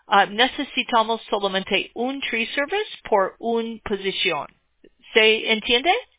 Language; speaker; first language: Spanish; non-native, learner; English